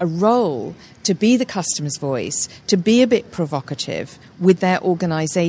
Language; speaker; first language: English; native; English